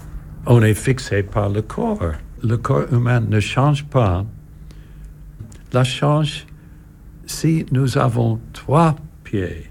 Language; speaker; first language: French; non-native, learner; English